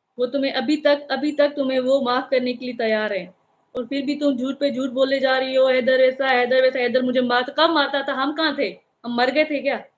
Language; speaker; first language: Urdu; non-native, local second language; Sindhi